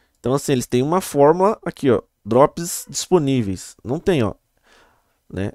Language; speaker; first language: Portuguese; native; Portuguese